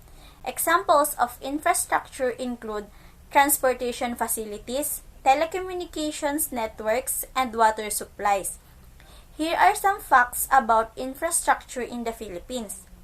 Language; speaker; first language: English; non-native, local second language; Filipino